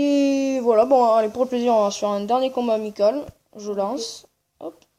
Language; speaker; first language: French; native; French